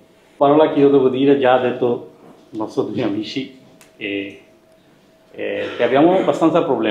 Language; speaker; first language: Italian; non-native, learner; Bangla